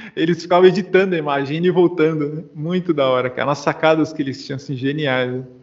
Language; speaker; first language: Portuguese; native; Portuguese